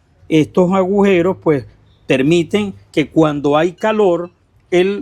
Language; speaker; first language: Spanish; native; Spanish